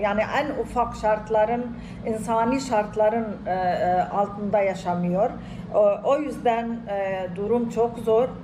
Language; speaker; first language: Turkish; non-native, fluent; Arabic